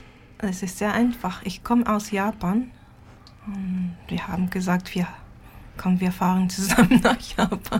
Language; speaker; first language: German; non-native, learner; Japanese